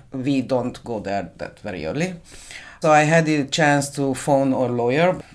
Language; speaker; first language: English; non-native, fluent; Hungarian